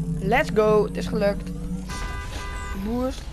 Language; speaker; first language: Dutch; native; Dutch